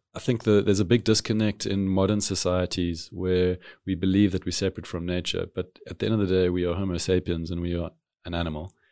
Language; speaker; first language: English; native; English